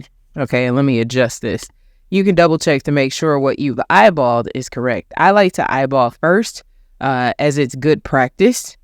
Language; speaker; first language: English; native; English